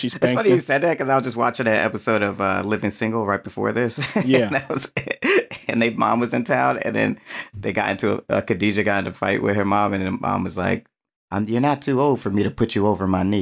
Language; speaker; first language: English; native; English